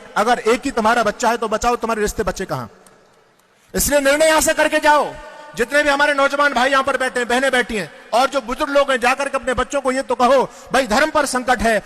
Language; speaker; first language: Hindi; non-native, local second language; Marathi